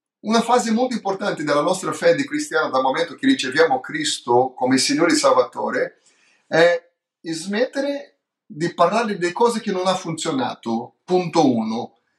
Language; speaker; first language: Italian; non-native, fluent; Portuguese